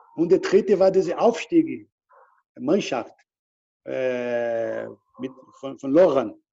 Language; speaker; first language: German; non-native, learner; Portuguese